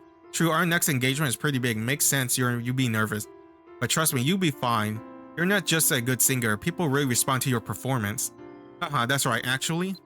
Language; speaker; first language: English; native; English